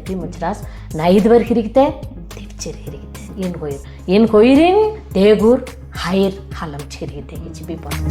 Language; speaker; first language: Mongolian; non-native, fluent; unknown